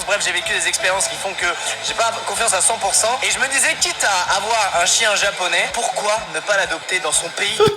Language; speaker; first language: French; native; French